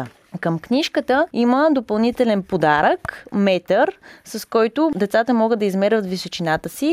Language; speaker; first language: Bulgarian; native; Bulgarian